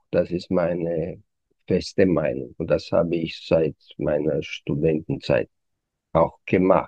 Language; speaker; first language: German; non-native, fluent; Romanian